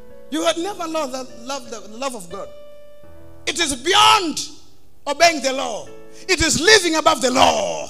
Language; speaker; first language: English; non-native, local second language; Swahili